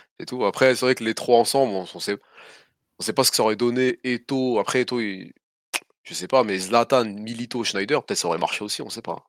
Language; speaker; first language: French; native; French